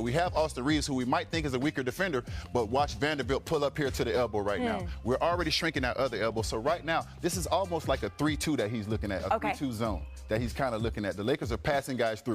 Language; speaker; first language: English; native; English